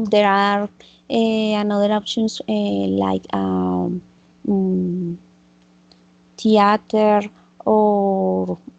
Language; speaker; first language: English; non-native, learner; Spanish